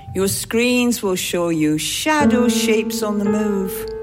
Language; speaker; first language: English; native; English